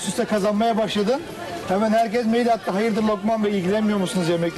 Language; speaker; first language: Turkish; native; Turkish